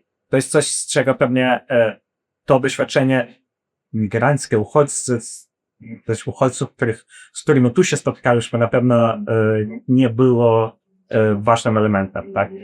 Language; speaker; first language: Polish; non-native, fluent; Ukrainian